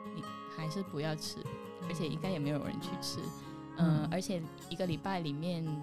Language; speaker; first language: Chinese; non-native, fluent; Vietnamese